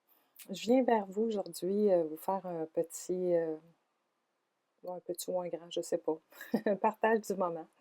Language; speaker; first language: French; native; French